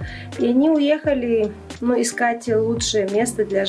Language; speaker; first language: Russian; non-native, local second language; Bulgarian